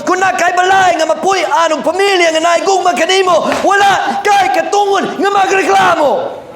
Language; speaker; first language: Cebuano; non-native, fluent; English